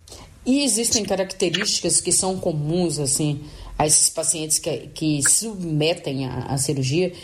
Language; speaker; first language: Portuguese; native; Portuguese